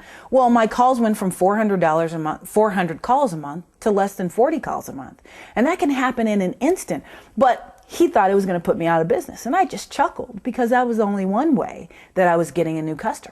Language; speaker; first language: English; native; English